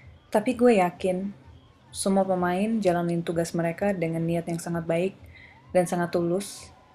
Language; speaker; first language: Indonesian; non-native, fluent; English